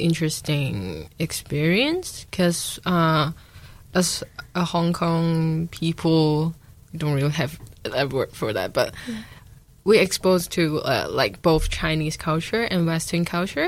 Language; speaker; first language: English; non-native, local second language; Cantonese